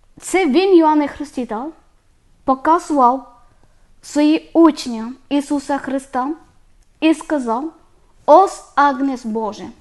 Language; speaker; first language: Ukrainian; non-native, learner; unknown